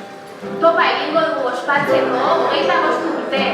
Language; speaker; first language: Basque; native; Basque